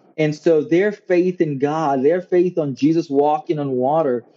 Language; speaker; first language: English; non-native, local second language; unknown